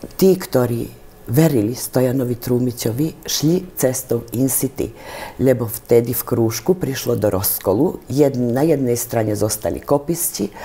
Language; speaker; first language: Slovak; native; Slovak